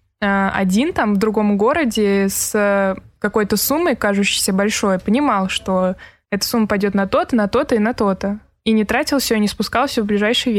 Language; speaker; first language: Russian; native; Russian